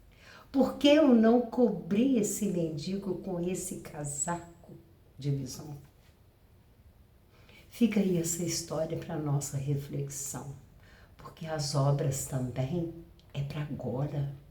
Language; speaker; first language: Portuguese; native; Portuguese